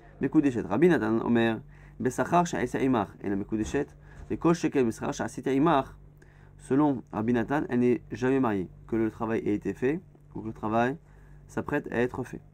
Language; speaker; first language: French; native; French